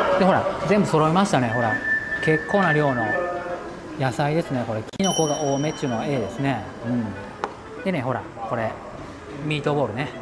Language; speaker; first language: Japanese; native; Japanese